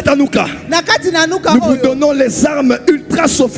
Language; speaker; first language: French; non-native, local second language; Lingala